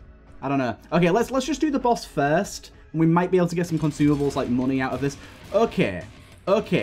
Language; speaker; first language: English; native; English